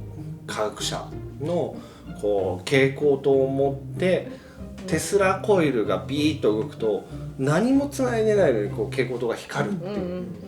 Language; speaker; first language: Japanese; native; Japanese